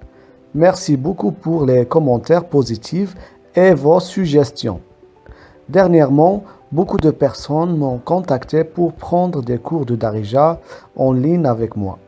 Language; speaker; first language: French; non-native, local second language; Arabic